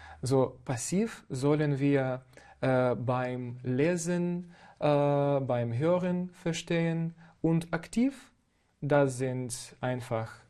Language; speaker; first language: German; non-native, fluent; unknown